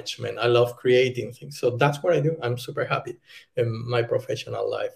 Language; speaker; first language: English; non-native, fluent; Spanish